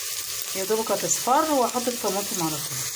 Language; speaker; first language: Arabic; native; Arabic